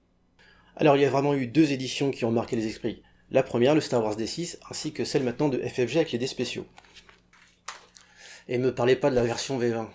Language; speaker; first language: French; native; French